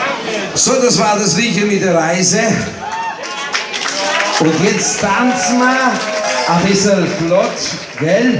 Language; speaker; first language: German; native; German